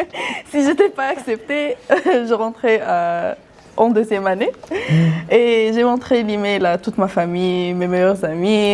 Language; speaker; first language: French; non-native, local second language; Arabic